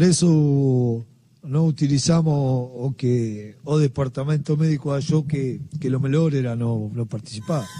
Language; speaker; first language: Portuguese; non-native, learner; Spanish